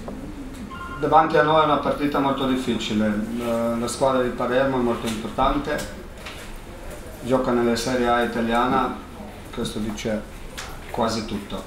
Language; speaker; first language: Italian; non-native, fluent; Slovenian